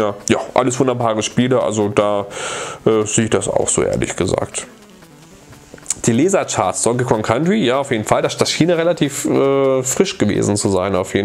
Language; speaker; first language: German; native; German